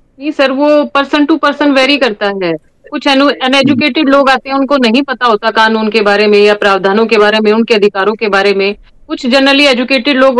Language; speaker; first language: Hindi; native; Hindi